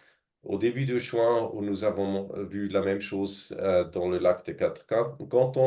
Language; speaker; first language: French; non-native, fluent; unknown